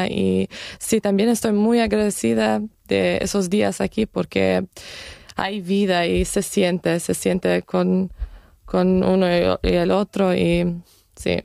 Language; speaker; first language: Spanish; non-native, fluent; German